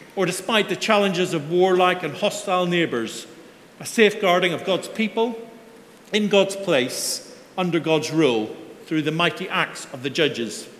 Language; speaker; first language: English; native; English